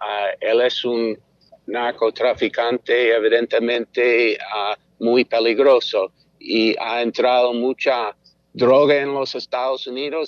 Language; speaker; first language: Spanish; non-native, fluent; English